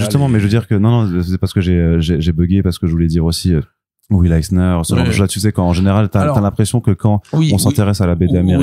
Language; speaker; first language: French; native; French